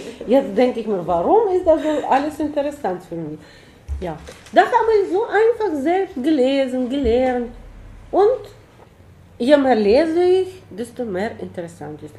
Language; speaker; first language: German; non-native, learner; Russian